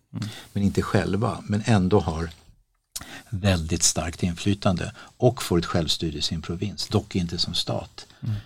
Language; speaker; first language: Swedish; native; Swedish